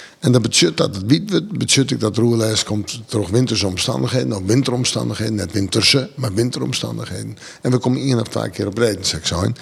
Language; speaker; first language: Dutch; non-native, local second language; Western Frisian